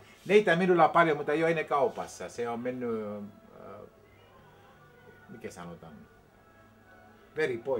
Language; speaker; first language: Finnish; non-native, learner; Greek